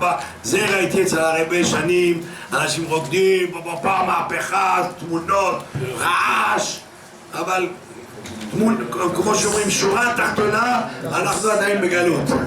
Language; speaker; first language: Hebrew; non-native, fluent; French